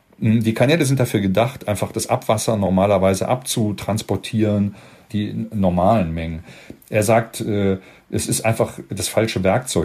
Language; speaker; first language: German; native; German